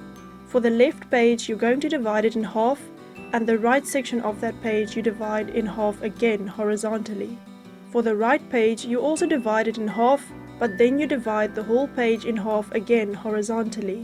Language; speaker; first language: English; native; English